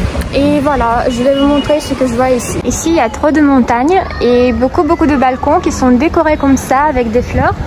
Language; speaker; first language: French; non-native, fluent; Russian